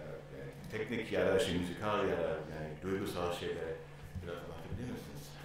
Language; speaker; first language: Turkish; non-native, learner; English